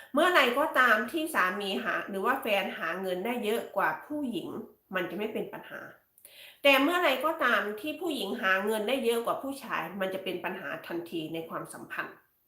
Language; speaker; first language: Thai; native; Thai